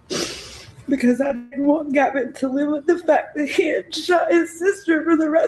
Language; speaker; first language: English; native; English